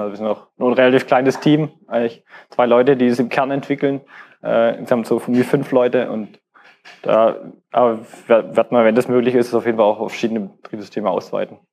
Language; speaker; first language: German; native; German